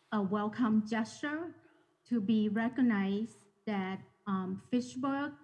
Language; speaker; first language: English; non-native, fluent; Thai